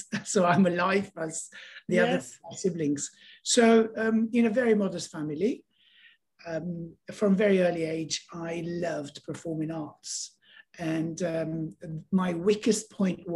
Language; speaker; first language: English; non-native, fluent; Albanian